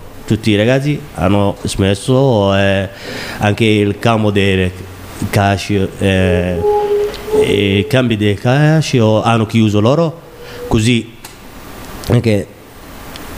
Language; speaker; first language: Italian; non-native, learner; Somali